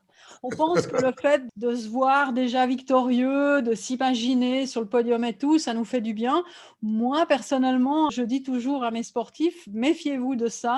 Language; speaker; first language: French; native; French